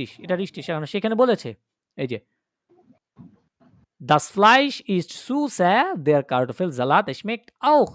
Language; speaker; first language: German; non-native, learner; Bangla